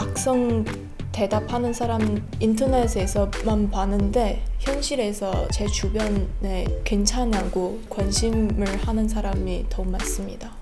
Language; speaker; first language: Korean; non-native, learner; Chinese